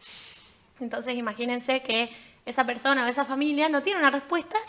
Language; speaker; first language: Spanish; native; Spanish